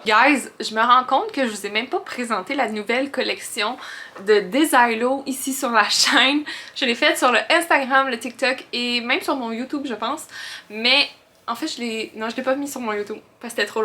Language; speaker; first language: French; native; French